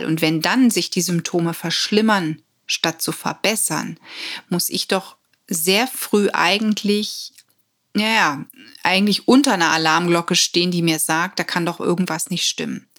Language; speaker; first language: German; native; German